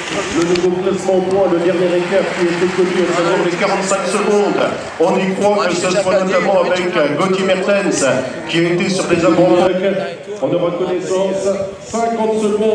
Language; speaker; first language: French; native; French